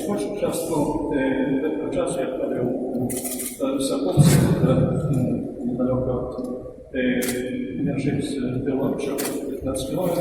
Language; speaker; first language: Polish; non-native, fluent; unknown